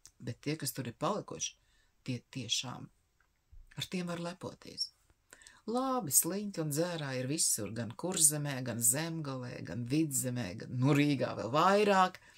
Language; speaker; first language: Latvian; native; Latvian